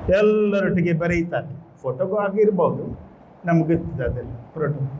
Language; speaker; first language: Kannada; non-native, local second language; Konkani